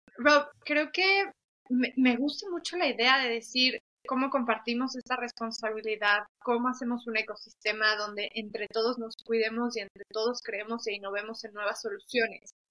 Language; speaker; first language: Spanish; native; Spanish